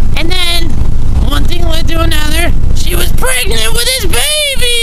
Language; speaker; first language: English; native; English